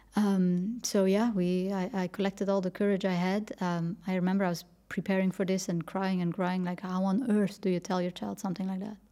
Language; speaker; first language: English; non-native, fluent; Dutch